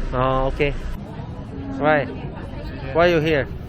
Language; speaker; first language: English; non-native, learner; Korean